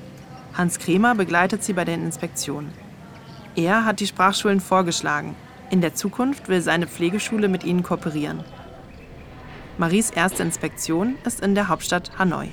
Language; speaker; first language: German; native; German